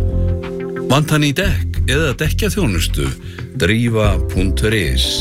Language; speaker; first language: Icelandic; native; Icelandic